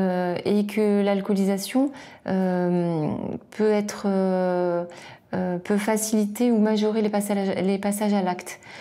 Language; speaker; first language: French; native; French